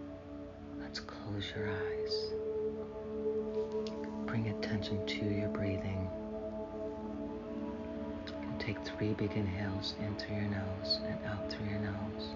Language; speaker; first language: English; native; English